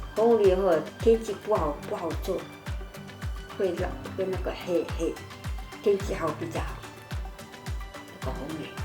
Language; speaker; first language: Chinese; non-native, local second language; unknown